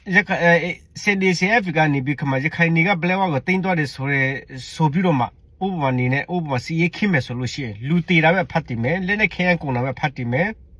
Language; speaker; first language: Burmese; non-native, local second language; Hakha Chin